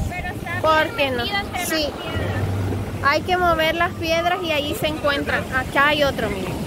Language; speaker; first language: Spanish; native; Spanish